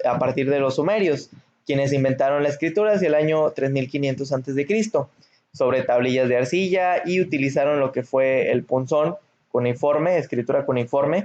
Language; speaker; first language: Spanish; native; Spanish